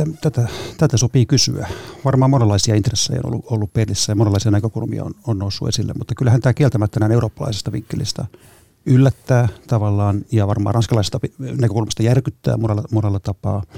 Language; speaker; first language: Finnish; native; Finnish